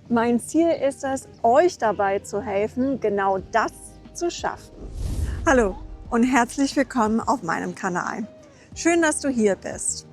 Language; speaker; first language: German; non-native, fluent; English